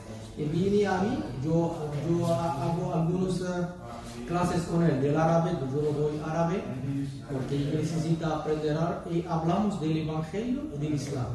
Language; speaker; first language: Spanish; non-native, learner; Arabic